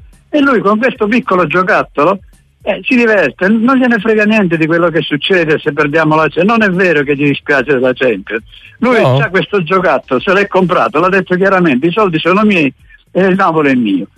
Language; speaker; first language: Italian; native; Italian